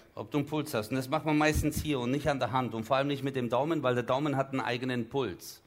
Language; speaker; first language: German; early bilingual, other home language; Turkish